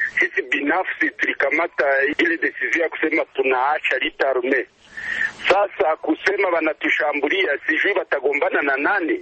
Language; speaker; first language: Swahili; non-native, fluent; Kinyarwanda